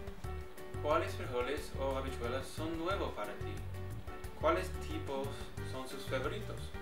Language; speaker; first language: Spanish; early bilingual, heritage; English